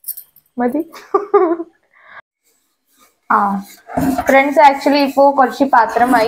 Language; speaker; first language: Malayalam; non-native, local second language; Hindi